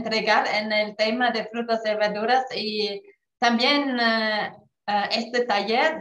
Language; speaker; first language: Spanish; non-native, fluent; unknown